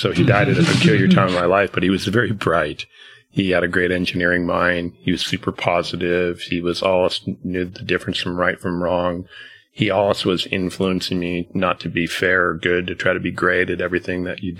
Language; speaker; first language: English; native; English